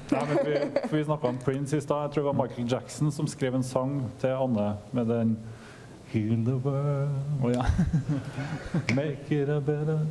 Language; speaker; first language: Norwegian; native; Norwegian